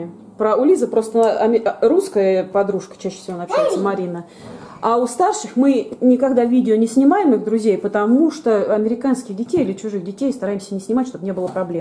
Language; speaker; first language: Russian; native; Russian